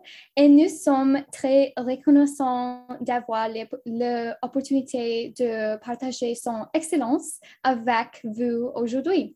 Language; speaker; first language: French; non-native, local second language; English